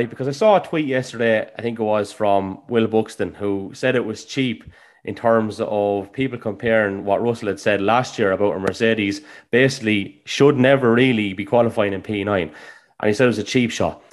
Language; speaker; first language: English; native; English